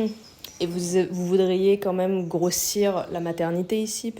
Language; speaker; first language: French; native; French